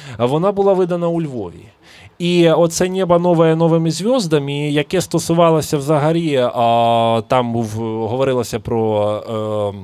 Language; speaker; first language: Ukrainian; native; Ukrainian